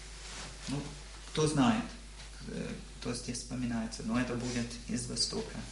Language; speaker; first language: Russian; non-native, learner; English